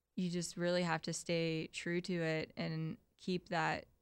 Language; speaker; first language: English; native; English